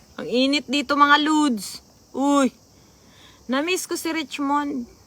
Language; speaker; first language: Filipino; non-native, local second language; Cebuano